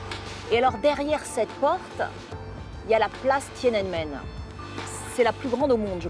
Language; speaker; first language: French; native; French